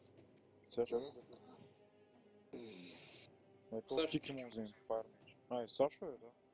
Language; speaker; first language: Bulgarian; native; Bulgarian